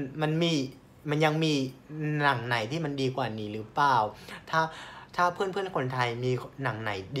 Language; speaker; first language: Thai; non-native, fluent; Vietnamese